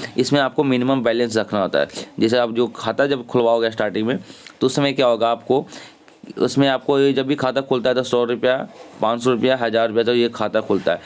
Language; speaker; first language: Hindi; native; Hindi